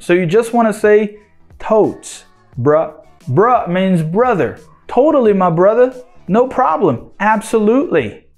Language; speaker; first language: English; non-native, fluent; Portuguese